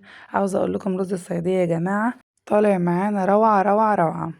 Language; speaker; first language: Arabic; native; Arabic